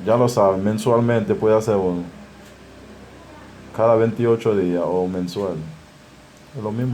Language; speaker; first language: Spanish; non-native, fluent; Haitian Creole